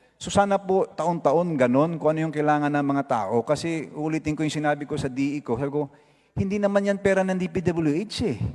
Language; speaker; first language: Filipino; non-native, local second language; Cebuano